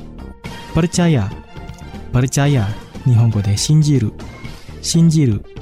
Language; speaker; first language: Japanese; non-native, fluent; Indonesian